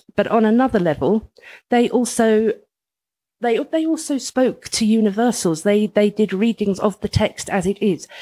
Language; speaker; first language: English; native; English